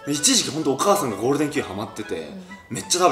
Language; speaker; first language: Japanese; native; Japanese